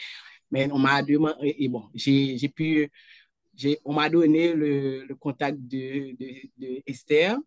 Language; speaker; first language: French; non-native, local second language; Haitian Creole